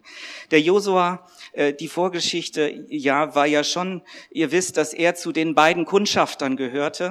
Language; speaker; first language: German; native; German